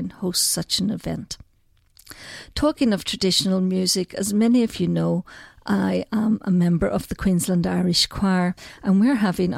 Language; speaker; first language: English; native; English